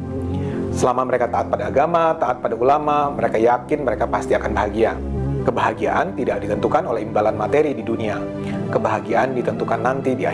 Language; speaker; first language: Indonesian; native; Indonesian